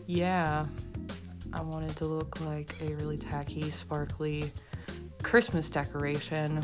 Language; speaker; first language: English; native; English